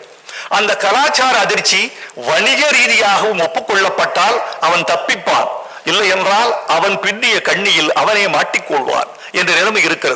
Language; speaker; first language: Tamil; native; Tamil